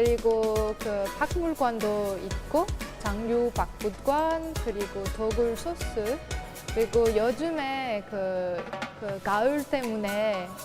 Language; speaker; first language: Korean; non-native, learner; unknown